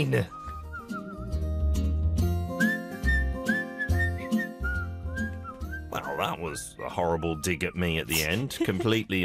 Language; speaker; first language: English; native; English